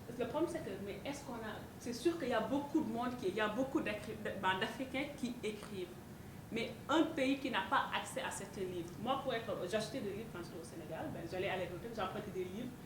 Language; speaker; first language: French; non-native, local second language; Wolof